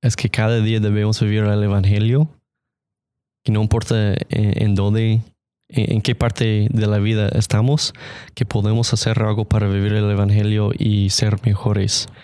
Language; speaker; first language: Spanish; non-native, fluent; English